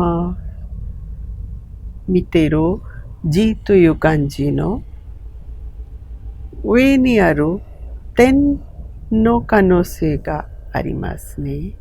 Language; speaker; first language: Japanese; non-native, fluent; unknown